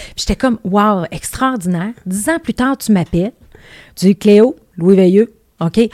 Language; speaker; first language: French; native; French